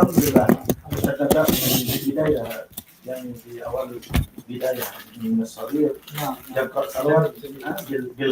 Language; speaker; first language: Arabic; non-native, fluent; Malay